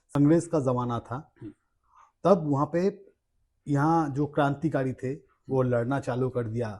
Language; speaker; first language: Hindi; non-native, local second language; Bangla